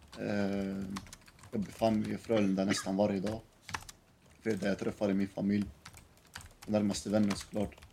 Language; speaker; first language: Swedish; early bilingual, other home language; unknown